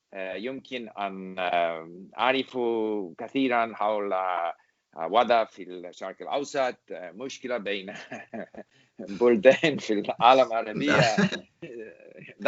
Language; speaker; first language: Arabic; non-native, learner; English